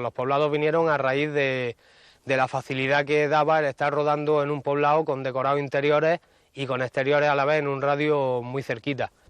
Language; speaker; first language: Spanish; native; Spanish